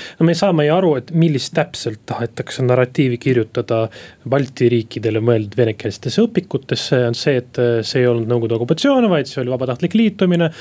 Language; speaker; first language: Estonian; non-native, local second language; Russian